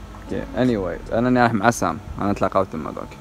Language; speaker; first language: Arabic; native; Arabic